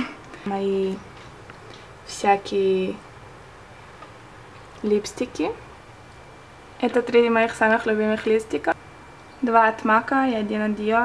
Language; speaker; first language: Russian; early bilingual, heritage; Russian